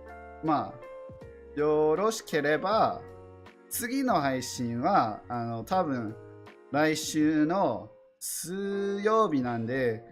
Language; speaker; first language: Japanese; non-native, learner; English